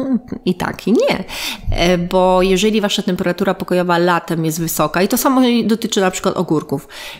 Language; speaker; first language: Polish; native; Polish